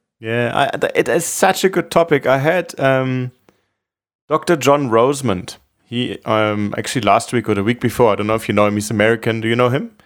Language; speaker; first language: English; non-native, fluent; German